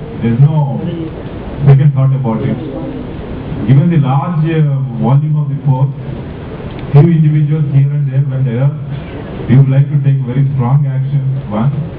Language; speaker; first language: English; non-native, local second language; Telugu